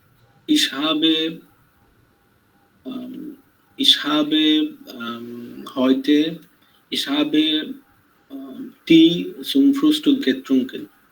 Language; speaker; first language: German; non-native, learner; Bangla